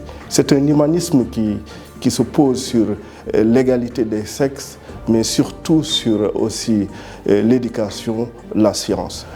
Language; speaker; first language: French; non-native, local second language; Wolof